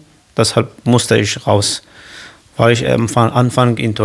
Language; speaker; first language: German; non-native, learner; Kurdish